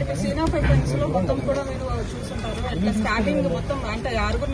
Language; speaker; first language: Telugu; native; Telugu